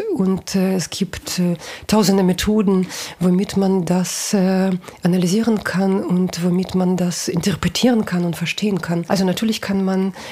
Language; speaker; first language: German; non-native, fluent; Russian